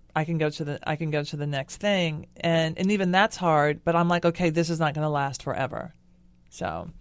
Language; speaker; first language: English; native; English